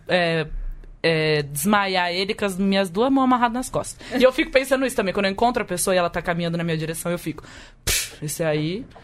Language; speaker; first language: Portuguese; native; Portuguese